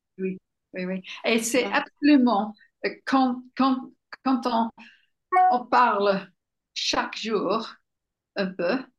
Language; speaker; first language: French; non-native, learner; English